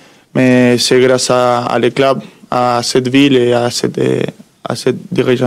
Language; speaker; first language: French; non-native, fluent; Spanish